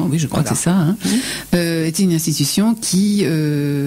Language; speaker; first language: French; native; French